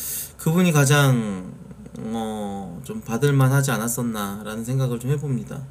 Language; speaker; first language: Korean; native; Korean